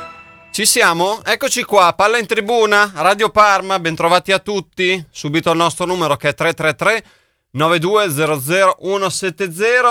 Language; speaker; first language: Italian; native; Italian